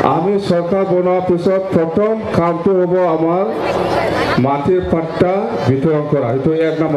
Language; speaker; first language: Assamese; non-native, local second language; Bodo